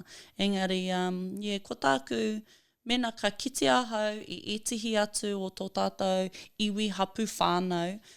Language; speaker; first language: Māori; non-native, local second language; English